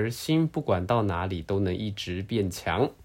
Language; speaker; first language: Chinese; non-native, learner; Japanese